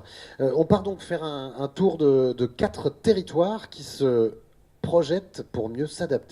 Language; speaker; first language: French; native; French